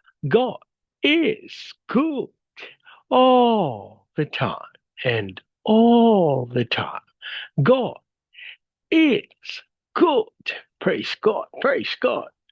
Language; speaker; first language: English; non-native, local second language; Filipino